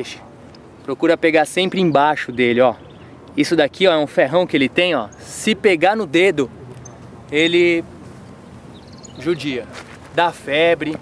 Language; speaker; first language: Portuguese; native; Portuguese